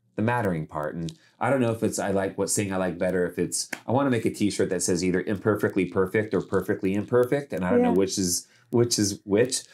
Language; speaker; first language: English; native; English